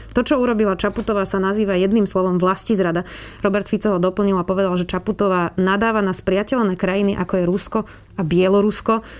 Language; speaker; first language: Slovak; native; Slovak